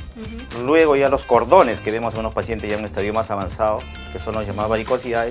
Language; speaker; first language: Spanish; native; Spanish